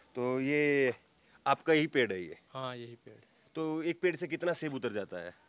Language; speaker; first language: Hindi; native; Hindi